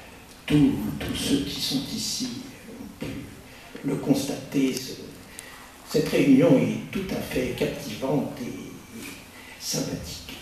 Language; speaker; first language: French; native; French